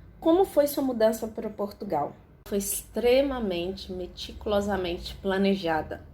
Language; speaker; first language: Portuguese; native; Portuguese